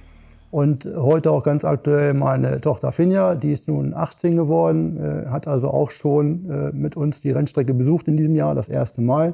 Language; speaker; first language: German; native; German